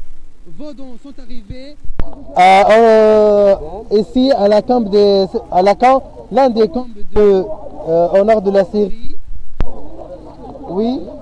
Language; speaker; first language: French; non-native, fluent; Arabic